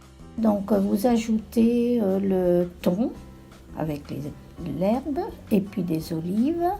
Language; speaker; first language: French; native; French